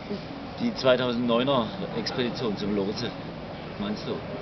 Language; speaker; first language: German; native; German